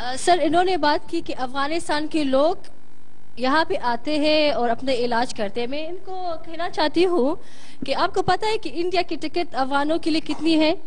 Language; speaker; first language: Urdu; non-native, fluent; Persian